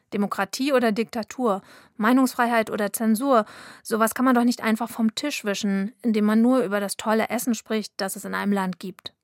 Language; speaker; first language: German; native; German